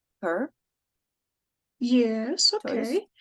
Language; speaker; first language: English; non-native, fluent; Ukrainian